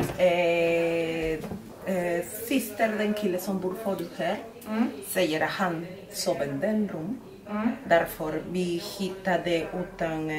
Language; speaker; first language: Swedish; non-native, learner; Spanish